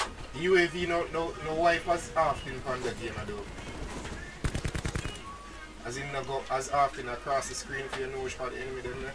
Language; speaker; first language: English; non-native, local second language; Jamaican Creole English